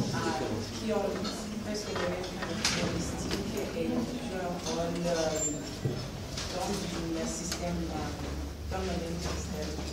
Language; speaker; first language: French; non-native, local second language; Arabic